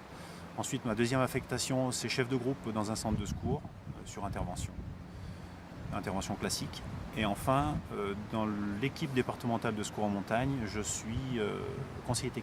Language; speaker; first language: French; native; French